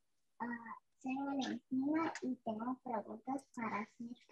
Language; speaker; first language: Spanish; early bilingual, heritage; Spanish